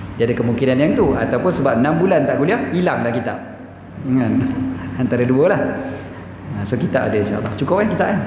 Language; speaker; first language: Malay; native; Malay